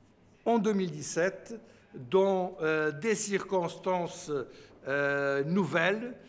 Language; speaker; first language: French; non-native, fluent; Portuguese